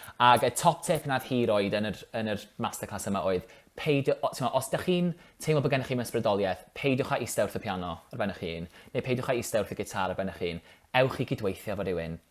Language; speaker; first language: Welsh; native; Welsh